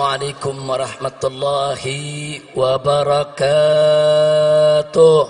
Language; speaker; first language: Indonesian; native; Indonesian